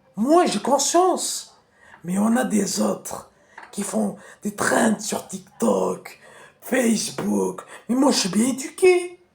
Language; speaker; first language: French; non-native, local second language; Kabyle